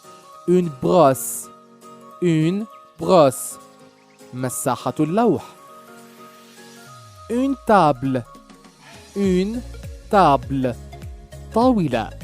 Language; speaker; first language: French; non-native, local second language; Arabic